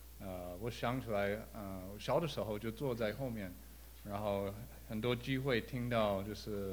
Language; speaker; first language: Chinese; early bilingual, heritage; English